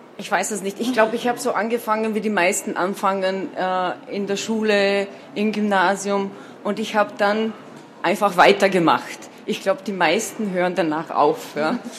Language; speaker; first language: German; non-native, local second language; Slovenian